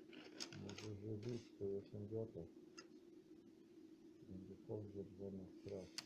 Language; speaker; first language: Polish; non-native, learner; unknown